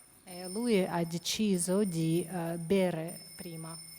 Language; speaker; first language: Italian; non-native, fluent; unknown